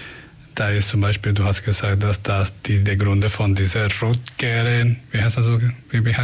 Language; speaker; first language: German; non-native, fluent; Spanish